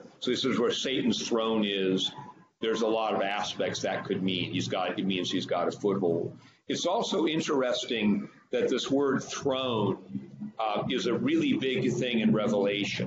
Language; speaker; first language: English; native; English